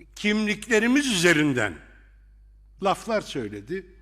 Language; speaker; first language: Turkish; non-native, local second language; Arabic